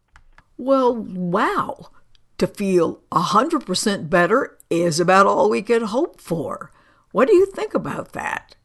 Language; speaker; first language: English; native; English